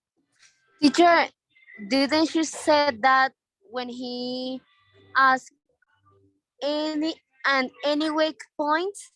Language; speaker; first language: English; non-native, learner; Spanish